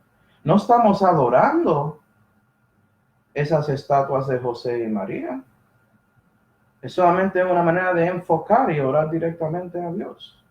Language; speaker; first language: Spanish; early bilingual, heritage; Spanish